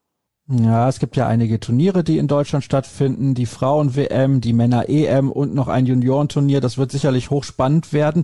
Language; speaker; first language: German; native; German